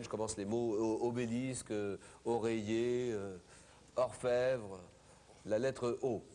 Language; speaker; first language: French; native; French